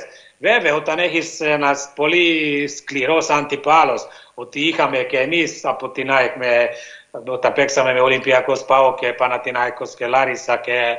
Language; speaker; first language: Greek; non-native, learner; Hungarian